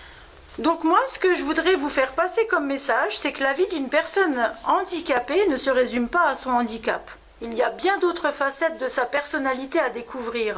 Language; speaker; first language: French; native; French